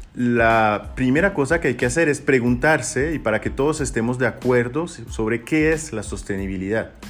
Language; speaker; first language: Spanish; non-native, fluent; French